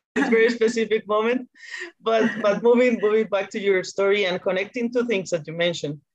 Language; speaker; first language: English; non-native, fluent; Spanish